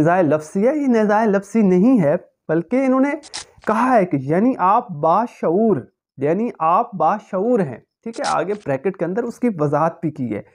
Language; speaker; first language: Urdu; native; Urdu